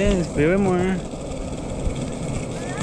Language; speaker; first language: Spanish; early bilingual, heritage; Spanish